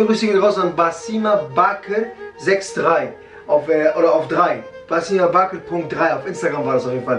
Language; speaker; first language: German; early bilingual, other home language; Kurdish